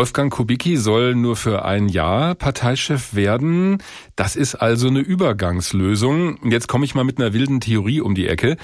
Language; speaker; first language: German; native; German